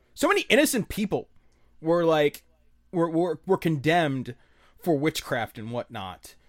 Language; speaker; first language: English; early bilingual, other home language; Spanish